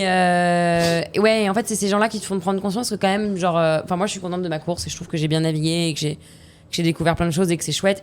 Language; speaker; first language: French; native; French